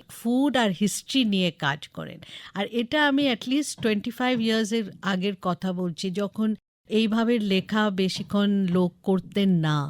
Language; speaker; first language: Bangla; non-native, local second language; English